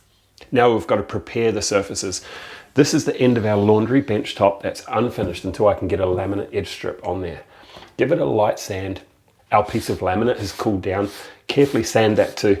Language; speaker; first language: English; native; English